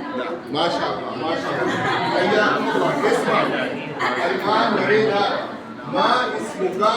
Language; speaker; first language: Arabic; non-native, fluent; Urdu